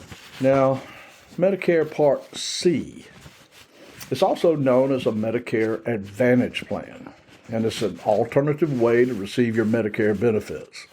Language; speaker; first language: English; native; English